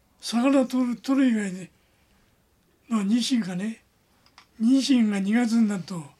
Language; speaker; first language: Japanese; native; Japanese